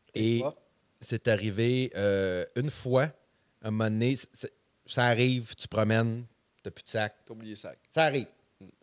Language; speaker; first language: French; native; French